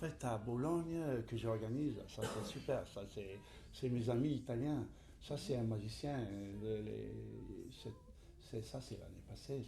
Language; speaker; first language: French; non-native, fluent; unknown